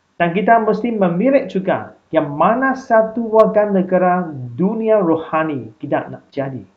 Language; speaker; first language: Malay; non-native, local second language; Chinese